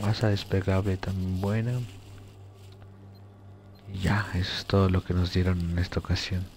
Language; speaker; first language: Spanish; native; Spanish